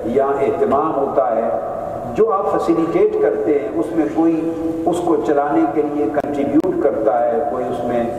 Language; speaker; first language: Urdu; native; Urdu